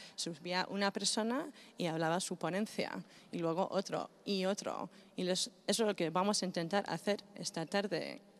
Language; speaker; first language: Spanish; non-native, fluent; Greek